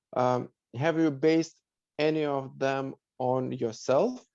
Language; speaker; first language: English; non-native, fluent; Lithuanian